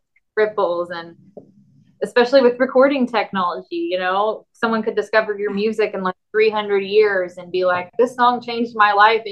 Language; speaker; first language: English; native; English